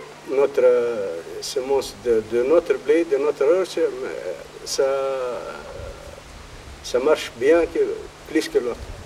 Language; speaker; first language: French; non-native, local second language; Arabic